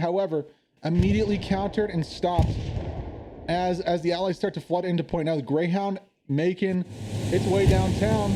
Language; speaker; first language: English; native; English